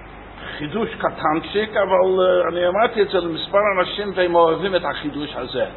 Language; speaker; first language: Hebrew; non-native, fluent; English